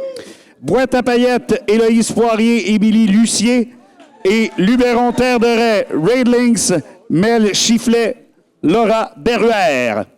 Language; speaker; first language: French; native; French